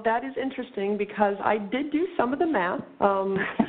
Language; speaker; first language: English; native; English